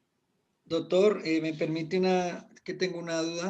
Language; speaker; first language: Spanish; native; Spanish